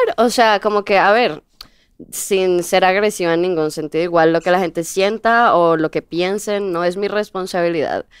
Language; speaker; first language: Spanish; native; Spanish